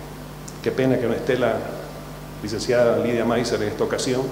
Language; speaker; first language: Spanish; native; Spanish